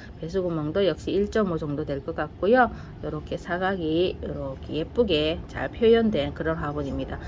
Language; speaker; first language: Korean; native; Korean